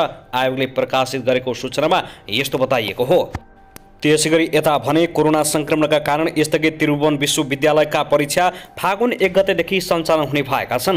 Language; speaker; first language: Nepali; native; Nepali